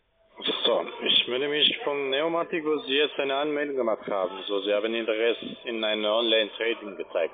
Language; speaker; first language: German; non-native, fluent; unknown